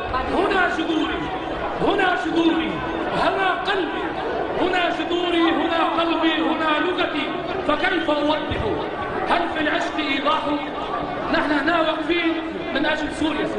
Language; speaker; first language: Arabic; native; Arabic